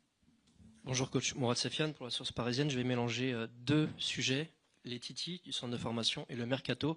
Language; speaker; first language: French; native; French